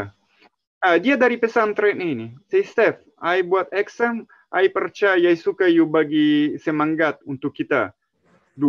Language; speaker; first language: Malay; non-native, learner; Italian